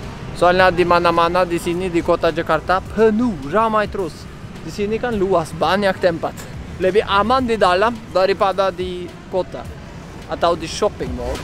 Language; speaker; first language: Indonesian; non-native, fluent; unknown